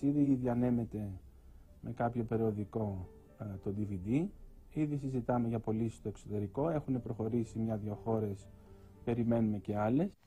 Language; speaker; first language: Greek; native; Greek